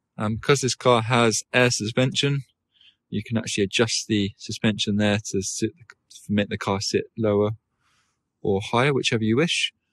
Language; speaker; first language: English; native; English